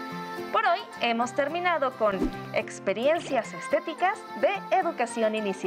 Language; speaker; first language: Spanish; native; Spanish